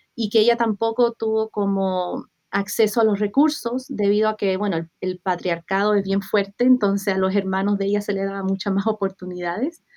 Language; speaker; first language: Spanish; early bilingual, heritage; Spanish